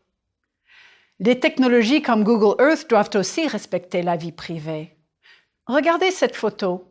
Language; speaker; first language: French; non-native, fluent; English